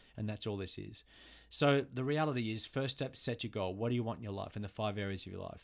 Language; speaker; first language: English; native; English